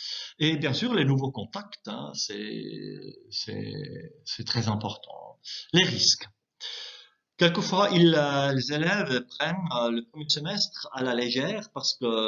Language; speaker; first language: French; non-native, local second language; German